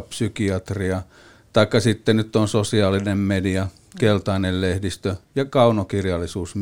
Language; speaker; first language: Finnish; native; Finnish